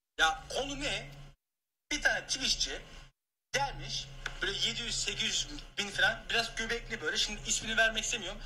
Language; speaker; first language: Turkish; early bilingual, heritage; Turkish